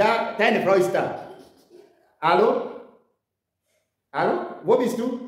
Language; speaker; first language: German; non-native, learner; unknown